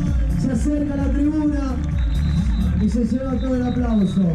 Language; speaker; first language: Spanish; native; Spanish